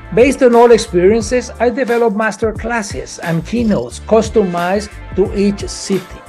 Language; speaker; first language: English; non-native, fluent; Spanish